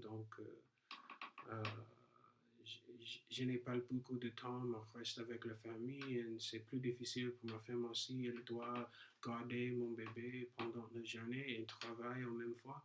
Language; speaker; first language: French; non-native, learner; English